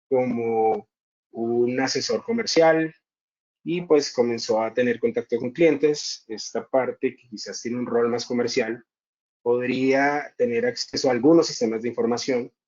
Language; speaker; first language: Spanish; native; Spanish